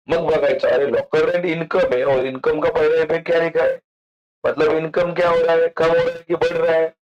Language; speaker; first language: Hindi; non-native, local second language; Marathi